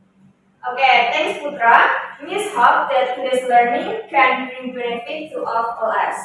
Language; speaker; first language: English; non-native, learner; Indonesian